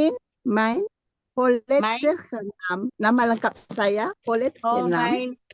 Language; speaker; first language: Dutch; non-native, learner; Indonesian